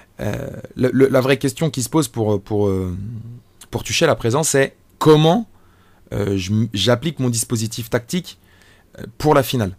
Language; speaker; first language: French; native; French